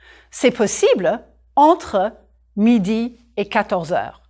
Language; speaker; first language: French; non-native, fluent; English